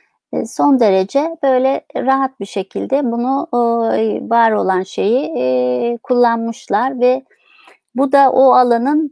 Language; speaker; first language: Turkish; native; Turkish